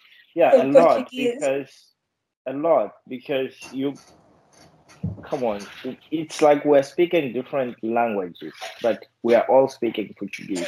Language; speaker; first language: English; non-native, fluent; Portuguese